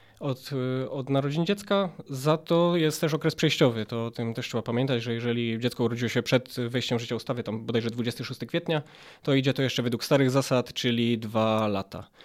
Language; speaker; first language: Polish; native; Polish